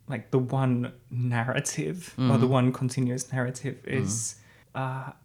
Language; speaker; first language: English; non-native, fluent; Finnish